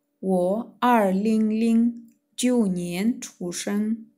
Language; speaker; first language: Chinese; non-native, fluent; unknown